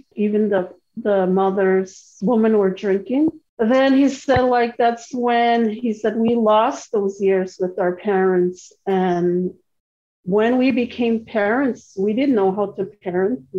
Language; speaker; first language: English; non-native, fluent; Cree